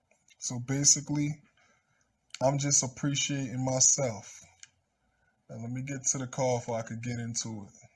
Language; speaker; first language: English; native; English